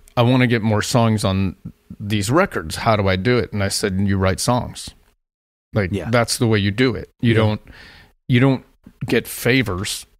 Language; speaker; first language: English; native; English